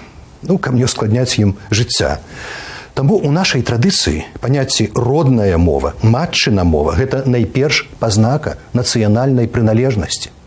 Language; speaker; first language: Belarusian; native; Belarusian